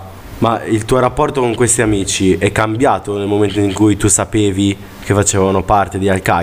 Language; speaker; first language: Italian; native; Italian